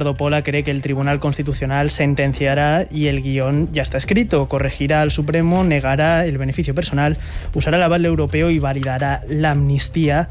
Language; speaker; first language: Spanish; native; Spanish